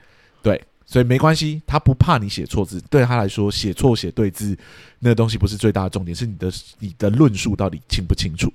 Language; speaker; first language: Chinese; early bilingual, heritage; Chinese